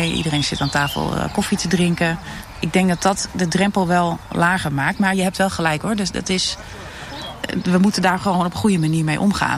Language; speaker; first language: Dutch; native; Dutch